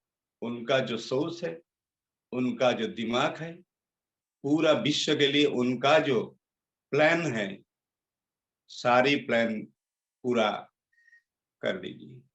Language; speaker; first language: Hindi; non-native, local second language; Bangla